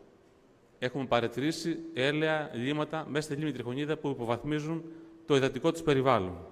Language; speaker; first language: Greek; native; Greek